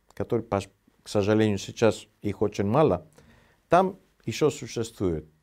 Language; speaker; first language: Russian; non-native, fluent; Greek